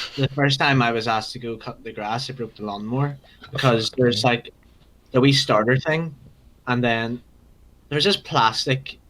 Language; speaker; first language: English; native; English